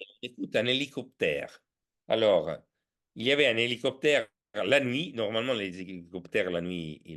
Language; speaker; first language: French; non-native, fluent; Italian